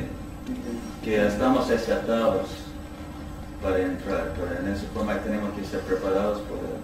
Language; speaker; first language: Spanish; non-native, learner; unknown